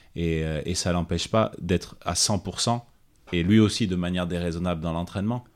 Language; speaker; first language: French; native; French